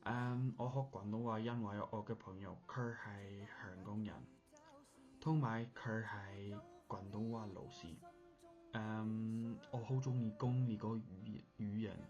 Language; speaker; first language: Chinese; non-native, learner; English